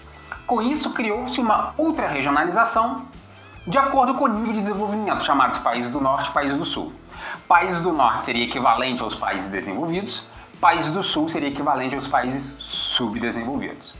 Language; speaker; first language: Portuguese; native; Portuguese